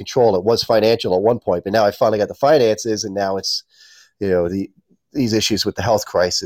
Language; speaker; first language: English; native; English